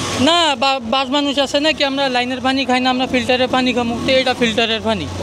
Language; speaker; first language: Bangla; early bilingual, heritage; Bangla